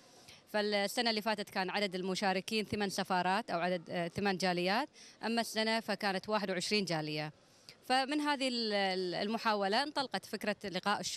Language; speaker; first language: Arabic; native; Arabic